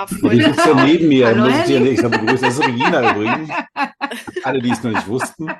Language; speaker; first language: German; native; German